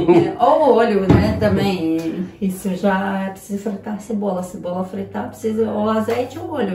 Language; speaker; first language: Portuguese; non-native, fluent; Ukrainian